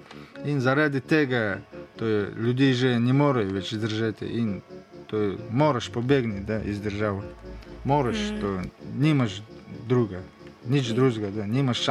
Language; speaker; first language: Slovenian; non-native, learner; Russian